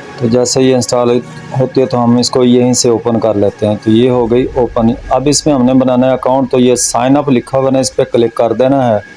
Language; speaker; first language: Urdu; native; Urdu